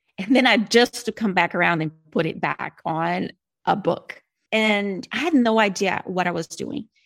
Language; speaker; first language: English; non-native, fluent; Portuguese